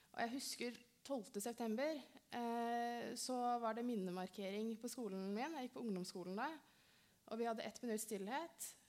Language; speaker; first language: Norwegian; early bilingual, other home language; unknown